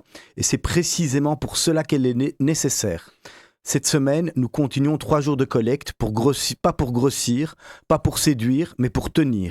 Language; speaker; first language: French; native; French